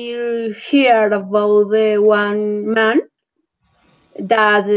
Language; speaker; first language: English; non-native, learner; Spanish